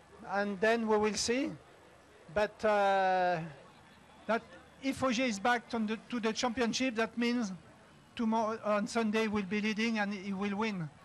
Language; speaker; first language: English; non-native, fluent; French